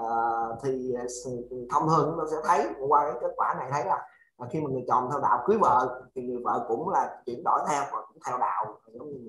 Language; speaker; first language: Vietnamese; native; Vietnamese